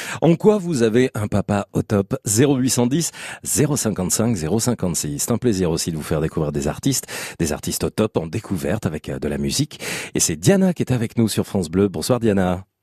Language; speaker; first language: French; native; French